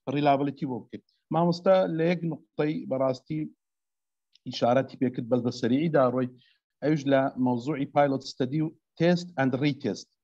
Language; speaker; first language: Central Kurdish; native; Central Kurdish